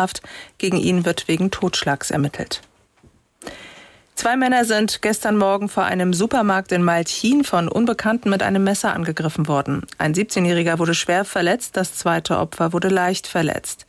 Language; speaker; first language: German; native; German